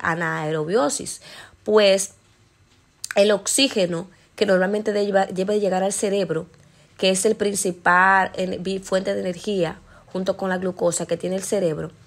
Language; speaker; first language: Spanish; native; Spanish